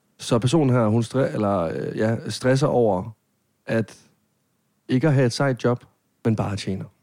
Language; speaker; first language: Danish; native; Danish